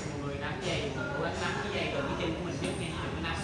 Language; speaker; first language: Vietnamese; native; Vietnamese